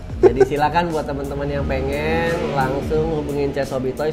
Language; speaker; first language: Indonesian; native; Indonesian